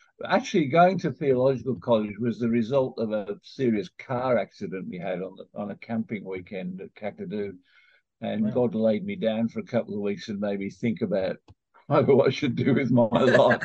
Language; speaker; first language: English; native; English